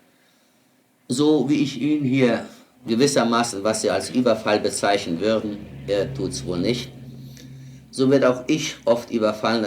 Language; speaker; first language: German; native; German